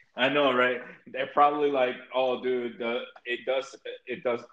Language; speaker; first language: English; early bilingual, other home language; Spanish